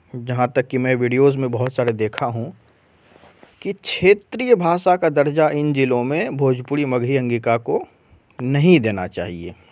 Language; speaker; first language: Hindi; non-native, local second language; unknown